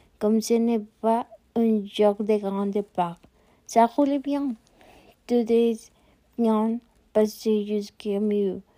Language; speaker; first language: French; non-native, learner; Spanish